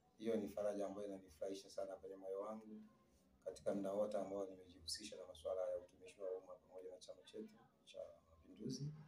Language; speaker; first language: Swahili; non-native, local second language; Sukuma